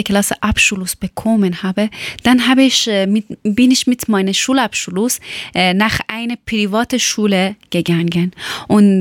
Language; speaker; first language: German; non-native, learner; Persian